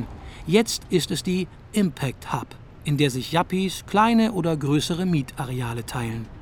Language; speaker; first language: German; native; German